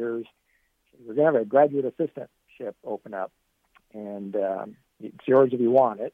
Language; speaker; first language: English; native; English